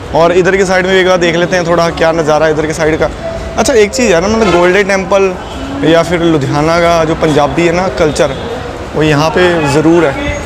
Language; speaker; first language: Hindi; non-native, local second language; Punjabi